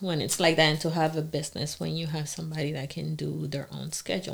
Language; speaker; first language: English; non-native, fluent; Spanish